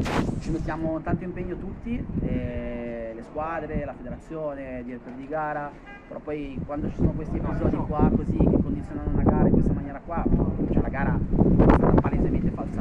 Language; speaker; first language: Italian; native; Italian